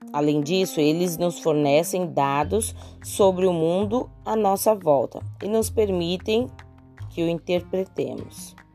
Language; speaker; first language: Portuguese; native; Portuguese